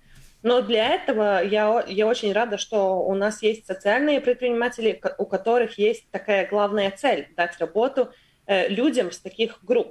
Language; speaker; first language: Russian; non-native, local second language; Latvian